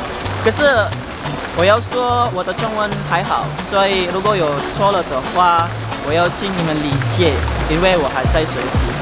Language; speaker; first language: Chinese; non-native, learner; Indonesian